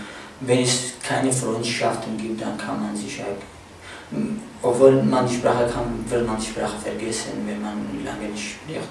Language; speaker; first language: German; non-native, fluent; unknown